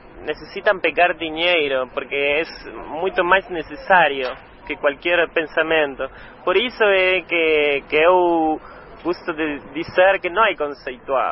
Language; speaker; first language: Portuguese; non-native, learner; Spanish